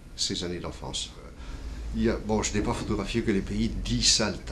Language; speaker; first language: French; native; French